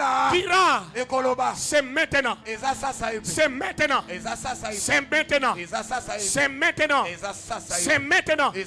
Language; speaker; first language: French; non-native, local second language; Lingala